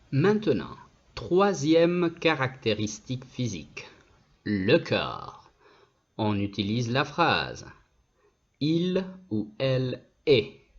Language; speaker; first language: French; non-native, fluent; Spanish